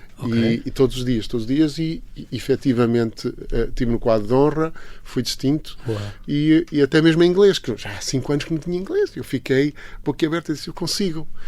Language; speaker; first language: Portuguese; early bilingual, heritage; Portuguese